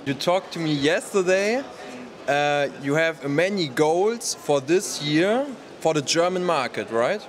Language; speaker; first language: English; non-native, learner; German